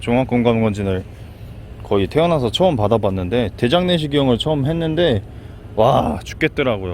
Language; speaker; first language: Korean; native; Korean